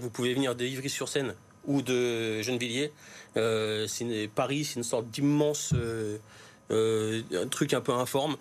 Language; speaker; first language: French; native; French